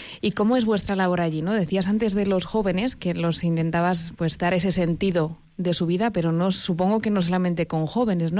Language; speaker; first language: Spanish; native; Spanish